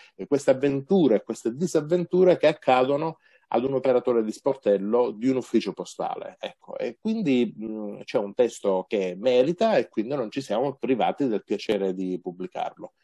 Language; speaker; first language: Italian; native; Italian